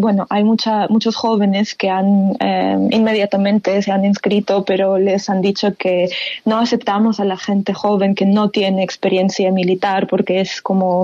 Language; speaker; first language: Spanish; non-native, fluent; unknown